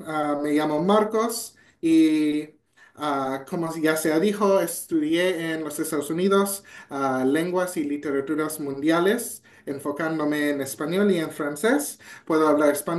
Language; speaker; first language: Spanish; non-native, fluent; English